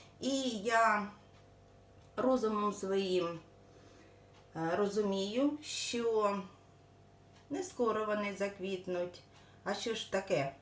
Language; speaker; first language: Ukrainian; non-native, local second language; Russian